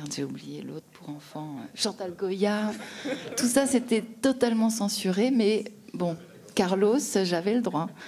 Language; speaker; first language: French; native; French